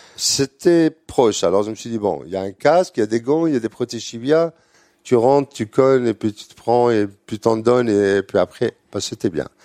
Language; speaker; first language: French; non-native, local second language; Arabic